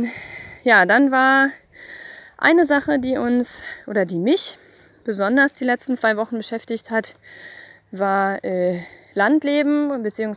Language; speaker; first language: German; native; German